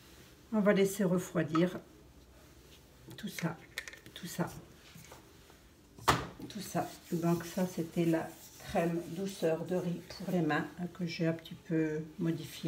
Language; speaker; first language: French; native; French